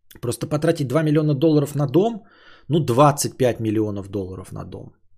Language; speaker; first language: Russian; native; Russian